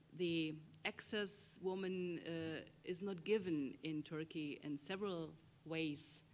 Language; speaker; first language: English; non-native, fluent; German